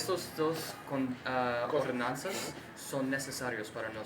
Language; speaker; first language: Spanish; non-native, learner; English